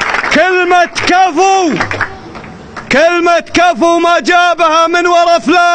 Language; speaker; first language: Arabic; native; Arabic